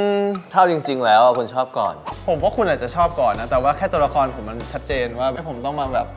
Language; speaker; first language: Thai; native; Thai